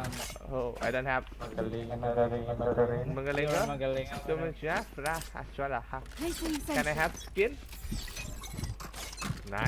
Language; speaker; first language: English; non-native, learner; Thai